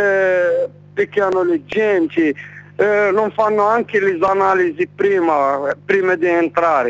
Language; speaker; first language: Italian; non-native, learner; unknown